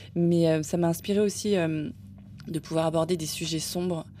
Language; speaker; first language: French; native; French